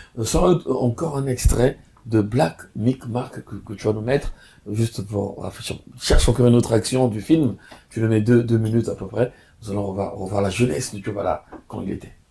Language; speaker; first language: French; non-native, local second language; Lingala